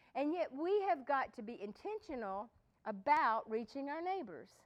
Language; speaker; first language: English; native; English